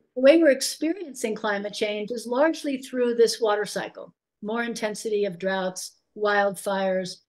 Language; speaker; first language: English; native; English